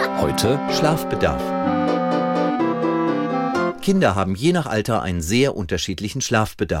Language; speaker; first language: German; native; German